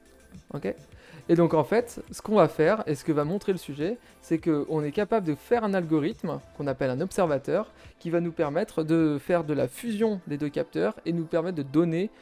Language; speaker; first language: French; native; French